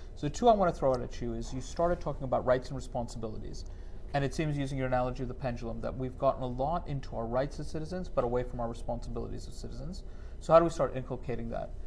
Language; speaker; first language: English; native; English